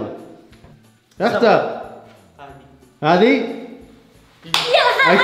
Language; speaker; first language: Arabic; native; Arabic